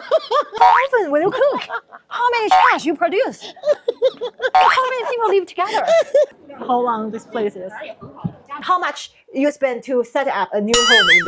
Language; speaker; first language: English; non-native, learner; Chinese